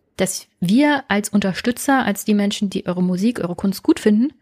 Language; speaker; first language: German; native; German